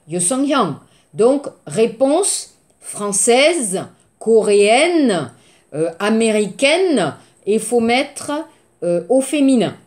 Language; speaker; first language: French; native; French